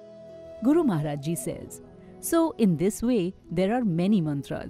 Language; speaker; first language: English; non-native, local second language; Hindi